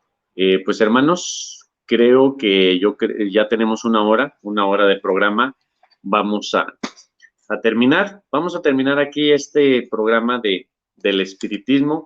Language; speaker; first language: Spanish; native; Spanish